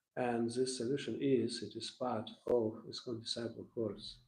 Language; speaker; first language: English; non-native, learner; Russian